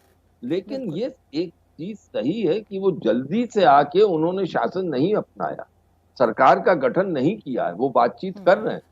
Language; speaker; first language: Hindi; native; Hindi